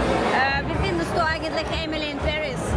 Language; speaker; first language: German; non-native, fluent; Russian